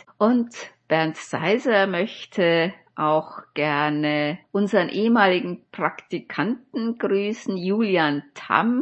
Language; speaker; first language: German; native; German